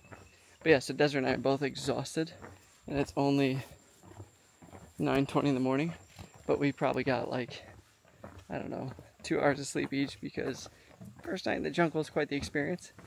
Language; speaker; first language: English; native; English